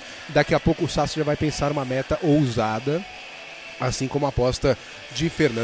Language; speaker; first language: Portuguese; native; Portuguese